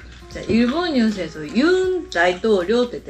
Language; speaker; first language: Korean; non-native, learner; Japanese